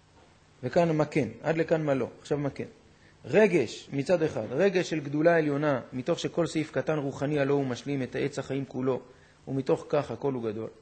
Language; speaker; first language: Hebrew; native; Hebrew